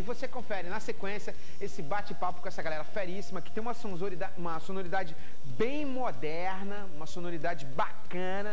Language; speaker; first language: Portuguese; native; Portuguese